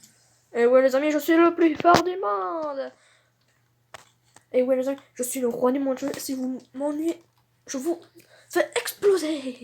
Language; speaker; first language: French; native; French